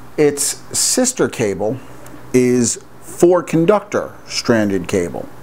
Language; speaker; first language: English; native; English